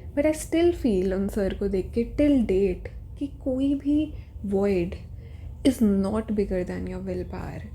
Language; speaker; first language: Hindi; native; Hindi